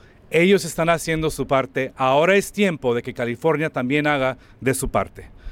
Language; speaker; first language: Spanish; early bilingual, heritage; Spanish